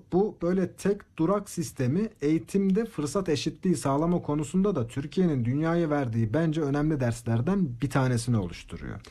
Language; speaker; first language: Turkish; native; Turkish